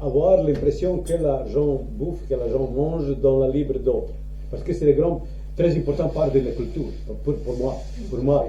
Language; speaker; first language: French; non-native, learner; Croatian